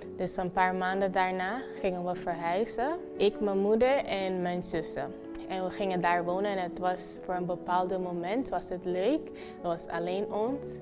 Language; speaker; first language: Dutch; non-native, local second language; Papiamento